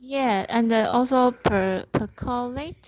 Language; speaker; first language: English; non-native, learner; Chinese